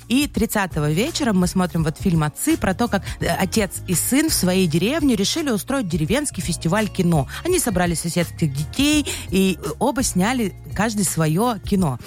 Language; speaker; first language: Russian; native; Russian